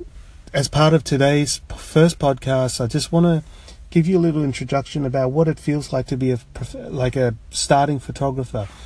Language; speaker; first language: English; native; English